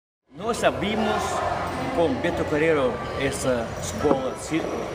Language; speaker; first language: Portuguese; non-native, learner; Russian